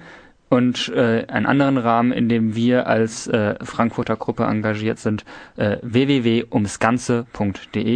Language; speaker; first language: German; native; German